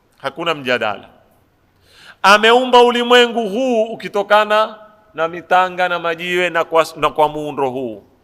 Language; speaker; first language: Swahili; native; Swahili